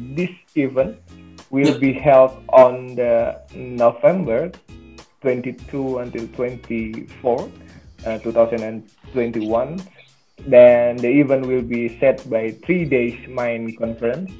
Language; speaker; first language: English; non-native, learner; Indonesian